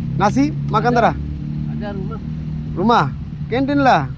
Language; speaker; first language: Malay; non-native, learner; Bangla